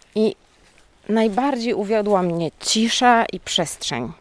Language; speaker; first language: Polish; native; Polish